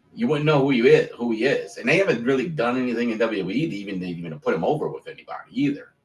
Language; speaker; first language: English; native; English